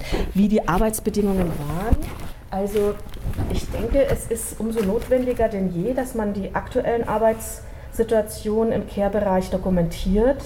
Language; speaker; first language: German; native; German